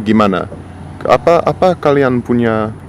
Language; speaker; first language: Indonesian; non-native, fluent; English